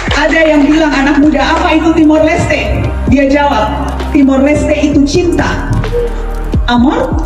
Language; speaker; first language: Indonesian; native; Indonesian